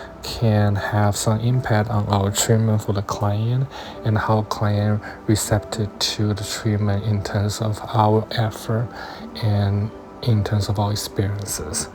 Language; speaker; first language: English; non-native, fluent; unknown